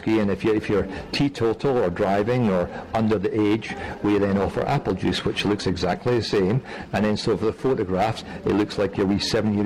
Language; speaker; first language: English; native; English